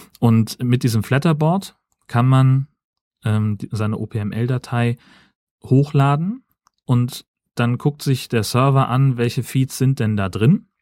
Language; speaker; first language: German; native; German